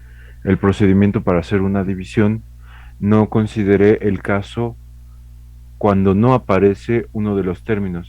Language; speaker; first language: Spanish; native; Spanish